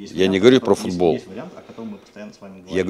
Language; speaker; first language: Russian; native; Russian